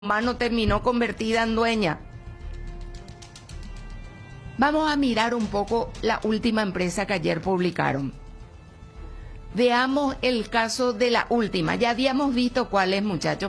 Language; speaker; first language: Spanish; native; Spanish